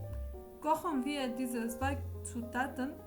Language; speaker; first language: German; non-native, learner; Arabic